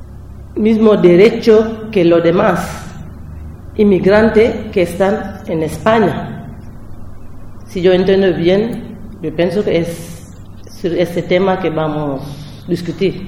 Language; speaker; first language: Spanish; non-native, learner; French